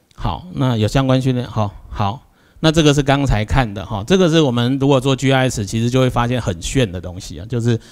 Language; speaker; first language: Chinese; native; Chinese